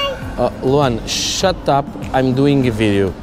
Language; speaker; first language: English; non-native, fluent; Portuguese